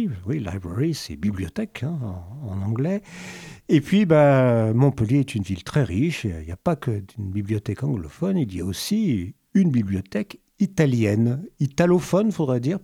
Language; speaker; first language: French; native; French